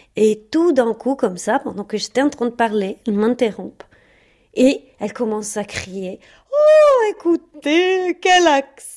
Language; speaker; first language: French; non-native, fluent; Italian